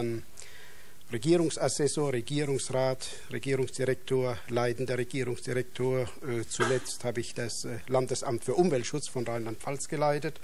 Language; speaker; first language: German; native; German